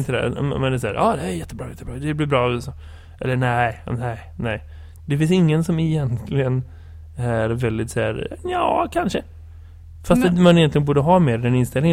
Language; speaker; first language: Swedish; native; Swedish